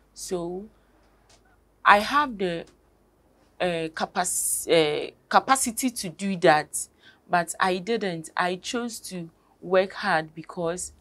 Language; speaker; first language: English; non-native, local second language; Akan